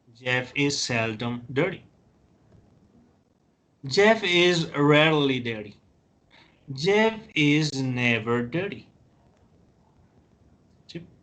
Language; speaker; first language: English; non-native, fluent; Spanish